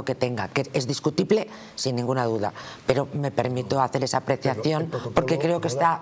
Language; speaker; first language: Spanish; native; Spanish